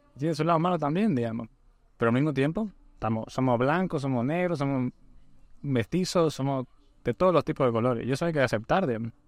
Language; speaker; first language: Spanish; native; Spanish